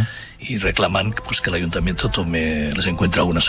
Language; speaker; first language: Spanish; native; Spanish